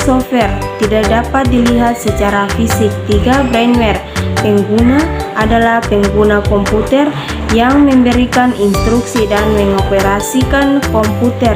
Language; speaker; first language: Indonesian; native; Indonesian